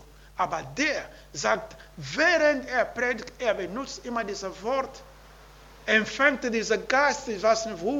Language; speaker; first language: German; non-native, learner; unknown